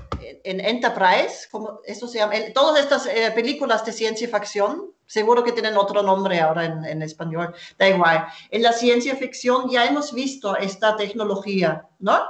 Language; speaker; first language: Spanish; non-native, fluent; German